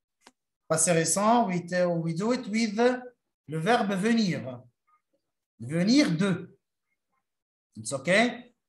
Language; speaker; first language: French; non-native, local second language; Arabic